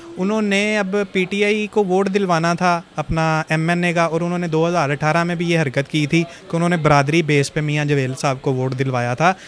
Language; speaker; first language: Urdu; non-native, local second language; Punjabi